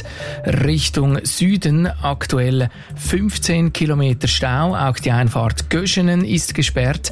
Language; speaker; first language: German; native; German